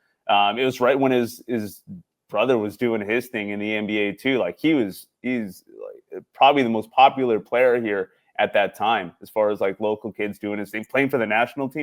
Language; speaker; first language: English; native; English